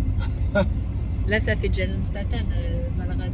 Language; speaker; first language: French; native; French